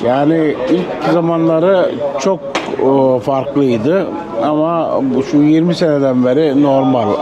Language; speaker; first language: Turkish; non-native, local second language; Kurdish